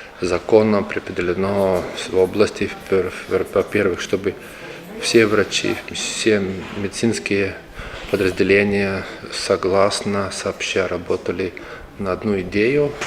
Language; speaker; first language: Russian; non-native, local second language; Lithuanian